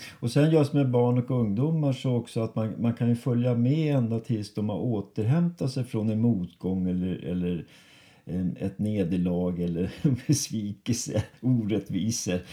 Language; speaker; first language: Swedish; native; Swedish